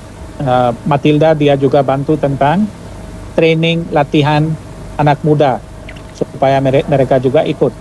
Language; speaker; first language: Indonesian; non-native, fluent; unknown